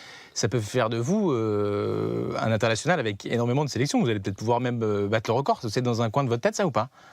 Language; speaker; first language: French; native; French